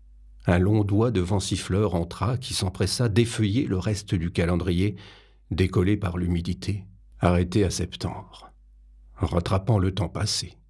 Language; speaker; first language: French; native; French